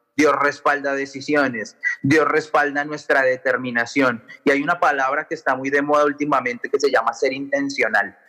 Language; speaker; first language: Spanish; native; Spanish